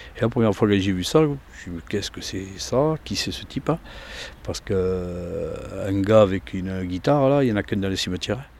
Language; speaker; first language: French; native; French